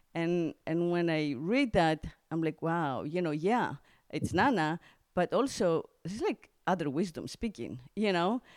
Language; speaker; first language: English; non-native, fluent; Greek